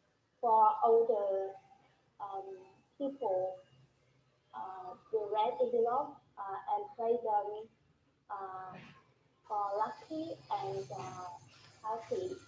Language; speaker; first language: English; non-native, learner; Vietnamese